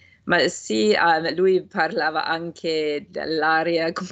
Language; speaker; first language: Italian; non-native, fluent; English